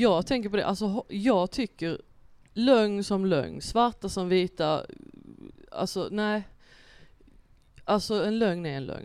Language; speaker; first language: Swedish; native; Swedish